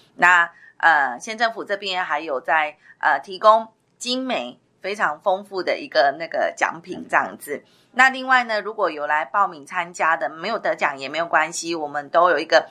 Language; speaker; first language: Chinese; native; Chinese